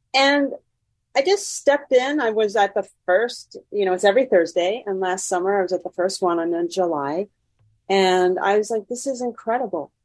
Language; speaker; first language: English; native; English